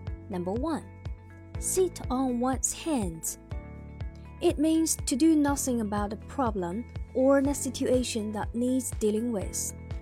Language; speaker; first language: English; non-native, fluent; Chinese